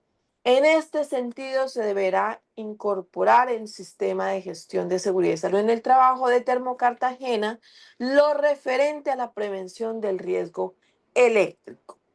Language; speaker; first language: Spanish; native; Spanish